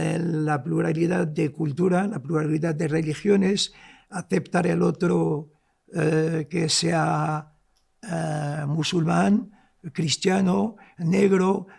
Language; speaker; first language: Spanish; non-native, local second language; Arabic